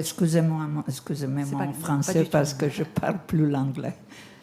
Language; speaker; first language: French; non-native, learner; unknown